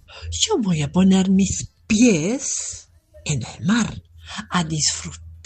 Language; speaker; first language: Spanish; non-native, fluent; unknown